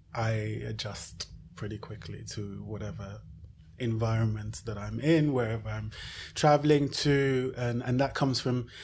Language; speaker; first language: English; early bilingual, other home language; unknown